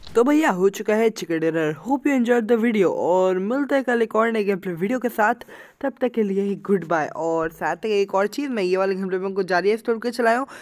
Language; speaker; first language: Hindi; native; Hindi